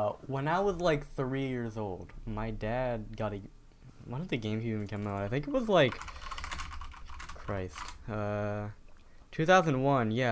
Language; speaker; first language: English; native; English